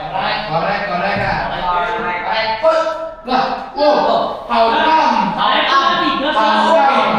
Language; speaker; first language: English; non-native, learner; Indonesian